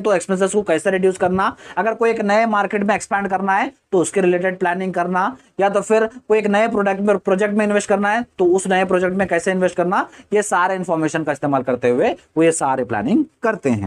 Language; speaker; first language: Hindi; native; Hindi